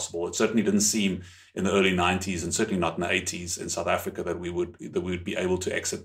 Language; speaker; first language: English; non-native, local second language; German